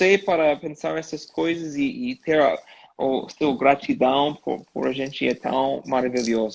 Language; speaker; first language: Portuguese; non-native, learner; English